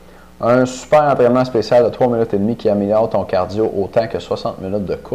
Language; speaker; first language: French; native; French